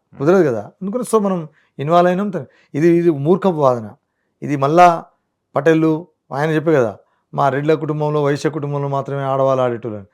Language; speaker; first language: Telugu; non-native, local second language; Lambadi